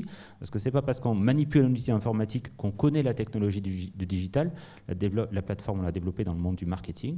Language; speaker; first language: French; native; French